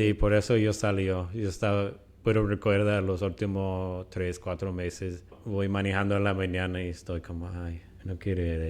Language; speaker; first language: Spanish; non-native, fluent; English